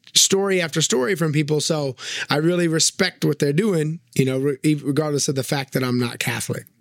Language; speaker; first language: English; native; English